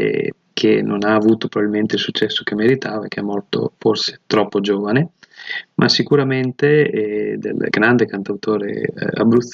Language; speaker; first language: Italian; native; Italian